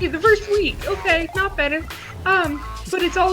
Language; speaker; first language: English; native; English